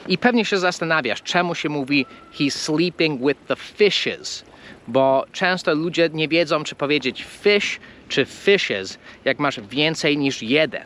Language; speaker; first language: Polish; non-native, fluent; English